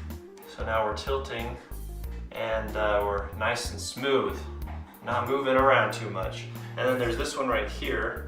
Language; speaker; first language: English; native; English